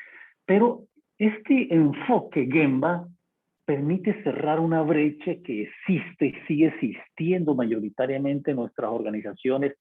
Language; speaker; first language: Spanish; native; Spanish